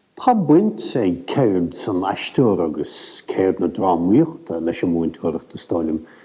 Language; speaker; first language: Irish; native; Irish